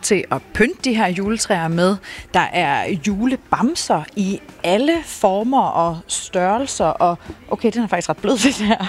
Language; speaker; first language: Danish; native; Danish